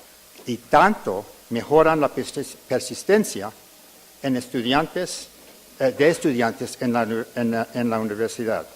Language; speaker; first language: Spanish; early bilingual, heritage; English